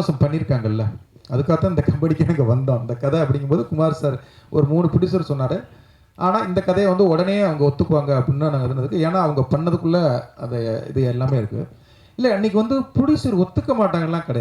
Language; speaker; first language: Tamil; native; Tamil